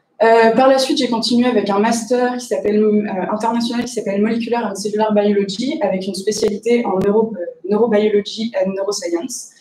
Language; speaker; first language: French; native; French